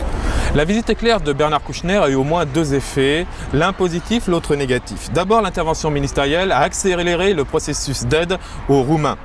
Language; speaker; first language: French; native; French